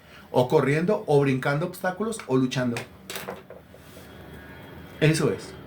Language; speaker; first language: Spanish; native; Spanish